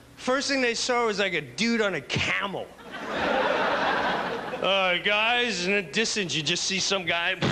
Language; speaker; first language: English; native; English